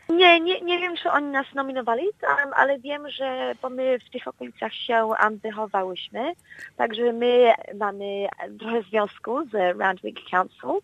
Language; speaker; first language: Polish; early bilingual, heritage; Polish